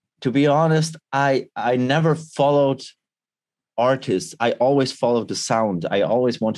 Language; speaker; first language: English; non-native, fluent; Swiss German